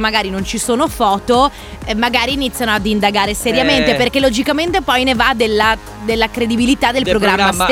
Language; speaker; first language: Italian; native; Italian